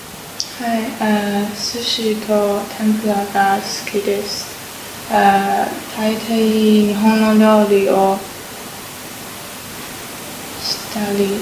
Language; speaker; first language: Japanese; non-native, learner; Chinese